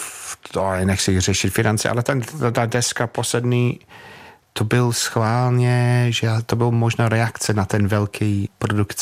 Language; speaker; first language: Czech; non-native, fluent; English